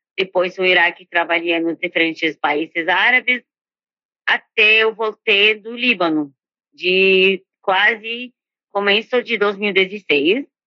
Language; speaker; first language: Portuguese; non-native, fluent; Arabic